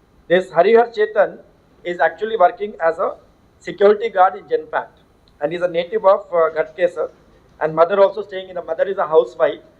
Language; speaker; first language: English; non-native, local second language; Hindi